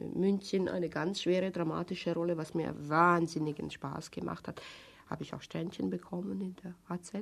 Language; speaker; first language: German; non-native, fluent; Hungarian